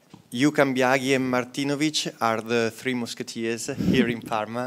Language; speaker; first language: English; non-native, learner; Italian